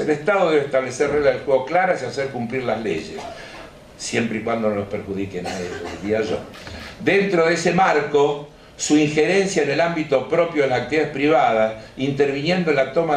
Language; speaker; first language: Spanish; native; Spanish